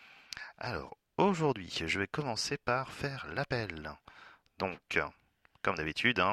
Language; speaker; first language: French; native; French